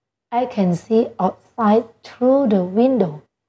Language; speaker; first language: English; non-native, fluent; Indonesian